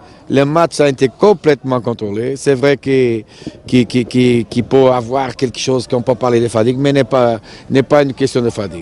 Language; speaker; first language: French; non-native, fluent; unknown